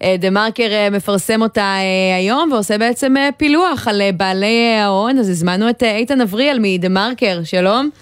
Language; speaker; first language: Hebrew; native; Hebrew